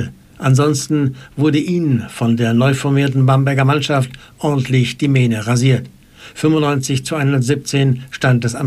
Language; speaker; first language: German; native; German